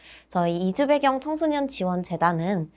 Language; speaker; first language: Korean; native; Korean